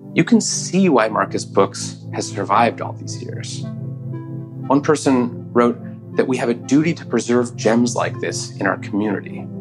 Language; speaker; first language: English; native; English